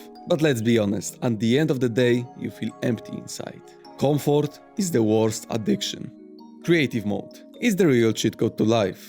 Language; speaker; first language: English; non-native, fluent; Polish